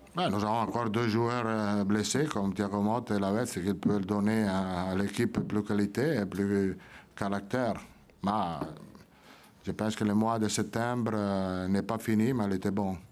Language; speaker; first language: French; non-native, fluent; Italian